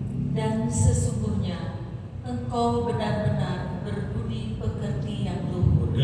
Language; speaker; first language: Indonesian; native; Indonesian